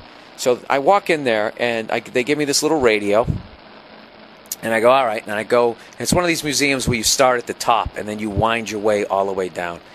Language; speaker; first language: English; native; English